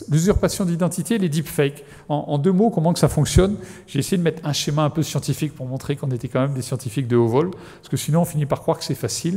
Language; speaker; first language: French; native; French